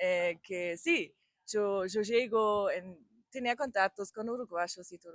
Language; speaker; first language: Spanish; non-native, learner; German